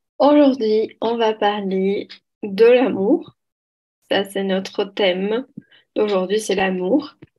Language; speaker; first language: French; non-native, learner; Portuguese